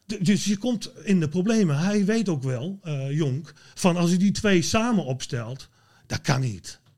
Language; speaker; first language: Dutch; native; Dutch